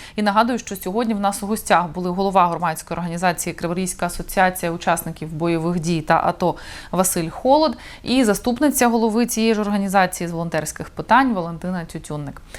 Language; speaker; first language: Ukrainian; native; Ukrainian